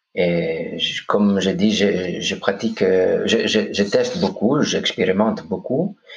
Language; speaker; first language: French; non-native, fluent; Greek